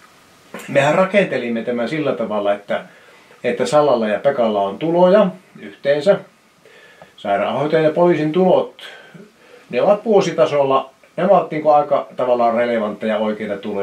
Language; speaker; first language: Finnish; native; Finnish